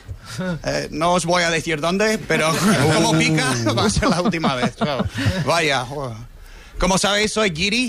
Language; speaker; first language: Spanish; non-native, fluent; English